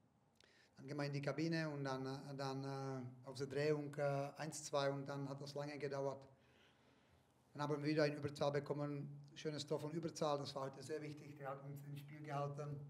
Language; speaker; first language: German; non-native, fluent; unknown